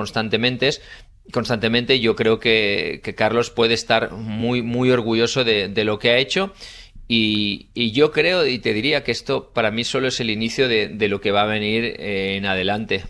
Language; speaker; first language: Spanish; native; Spanish